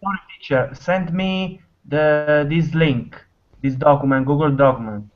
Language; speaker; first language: English; non-native, learner; Italian